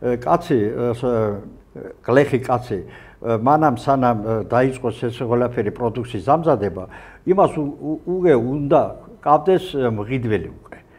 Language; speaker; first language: Georgian; non-native, local second language; Azerbaijani